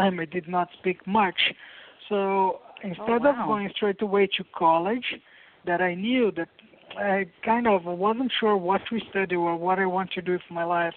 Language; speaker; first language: English; non-native, fluent; Portuguese